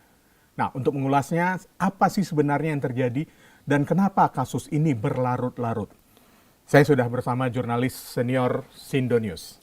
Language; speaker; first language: Indonesian; native; Indonesian